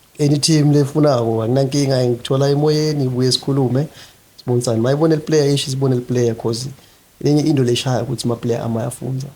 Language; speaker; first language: Zulu; non-native, local second language; Swati